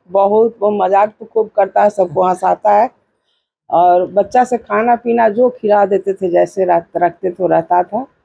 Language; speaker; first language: Hindi; native; Hindi